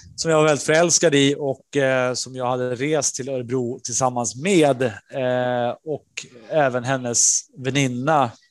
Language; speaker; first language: Swedish; early bilingual, other home language; Spanish